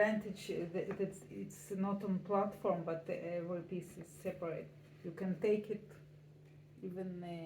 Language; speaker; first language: English; non-native, learner; Russian